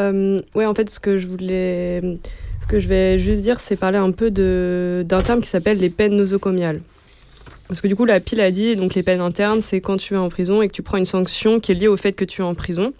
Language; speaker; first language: French; native; French